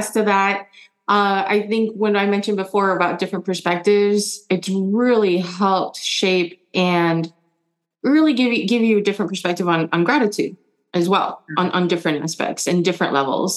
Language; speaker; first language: English; early bilingual, other home language; German